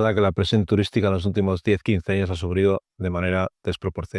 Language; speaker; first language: Spanish; native; Spanish